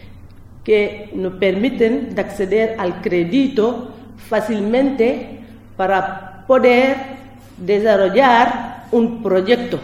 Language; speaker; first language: Spanish; non-native, learner; French